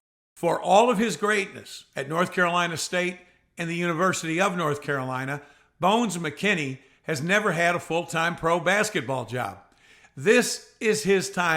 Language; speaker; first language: English; native; English